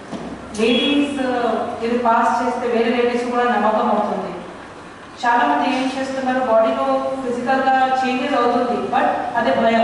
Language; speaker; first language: Telugu; non-native, local second language; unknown